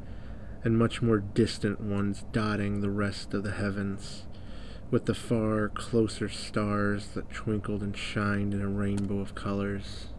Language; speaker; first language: English; native; English